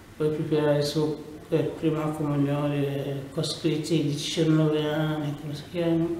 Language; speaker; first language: Italian; non-native, learner; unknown